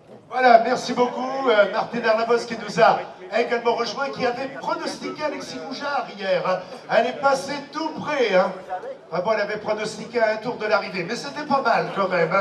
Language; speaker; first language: French; native; French